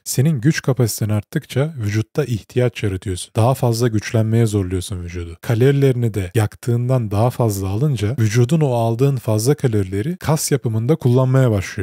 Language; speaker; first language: Turkish; native; Turkish